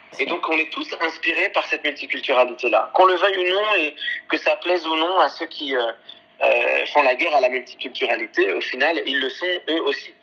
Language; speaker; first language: French; early bilingual, other home language; Arabic